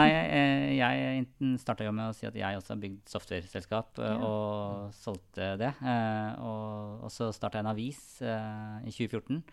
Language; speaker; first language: Norwegian; native; Norwegian